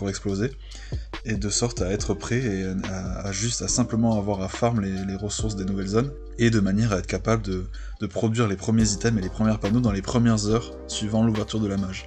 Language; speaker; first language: French; native; French